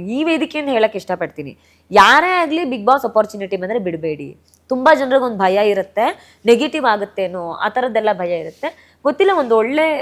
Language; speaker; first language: Kannada; native; Kannada